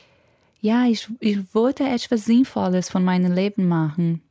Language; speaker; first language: German; non-native, fluent; Portuguese